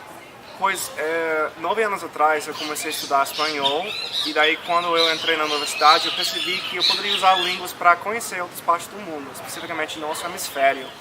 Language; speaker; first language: Portuguese; non-native, fluent; English